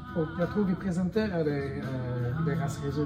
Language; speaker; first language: Swedish; non-native, fluent; French